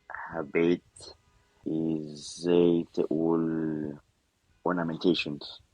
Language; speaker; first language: Arabic; non-native, learner; Spanish